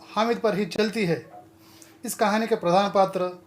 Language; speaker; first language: Hindi; non-native, local second language; Telugu